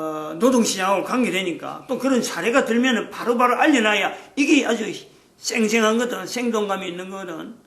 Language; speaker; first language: Korean; native; Korean